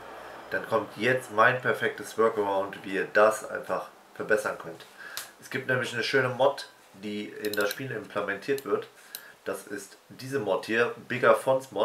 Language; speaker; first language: German; native; German